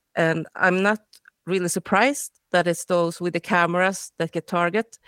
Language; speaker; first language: English; non-native, fluent; Swedish